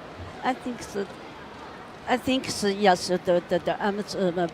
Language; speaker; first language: English; non-native, learner; Chinese